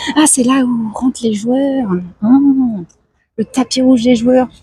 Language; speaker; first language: French; native; French